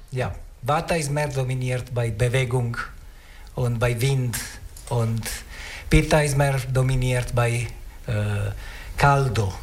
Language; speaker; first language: German; non-native, learner; Italian